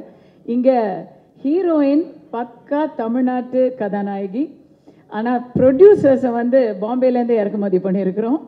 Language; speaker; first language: Tamil; native; Tamil